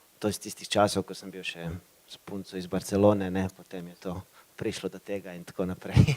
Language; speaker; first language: Slovenian; early bilingual, other home language; Bosnian